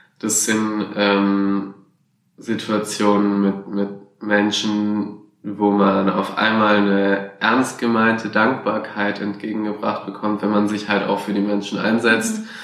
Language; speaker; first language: German; native; German